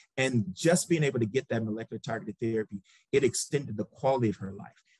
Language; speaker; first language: English; native; English